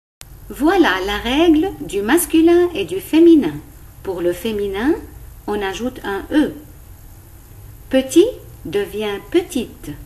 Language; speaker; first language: French; non-native, local second language; Arabic